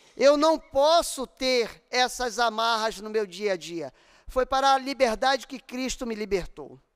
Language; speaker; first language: Portuguese; native; Portuguese